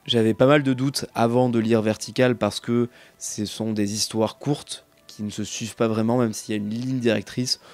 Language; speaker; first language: French; native; French